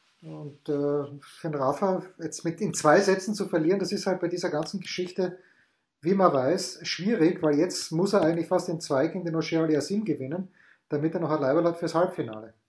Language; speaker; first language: German; native; German